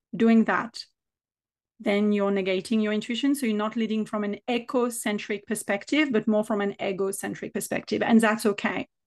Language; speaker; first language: English; non-native, fluent; French